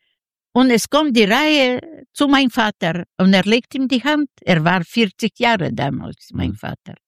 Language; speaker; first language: German; non-native, learner; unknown